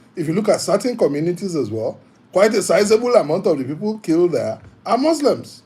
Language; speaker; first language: English; non-native, local second language; Yoruba